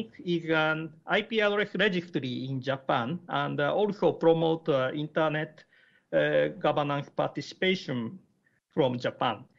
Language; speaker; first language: English; non-native, learner; Japanese